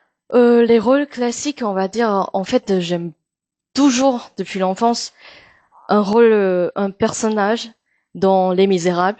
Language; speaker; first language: French; non-native, fluent; Min Nan Chinese